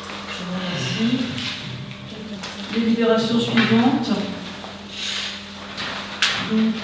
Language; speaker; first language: French; native; French